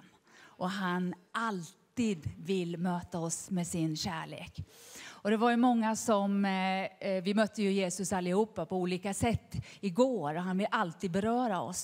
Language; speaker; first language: Swedish; native; Swedish